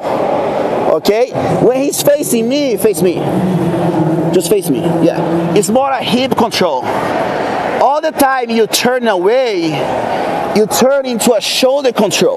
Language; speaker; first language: English; non-native, fluent; Portuguese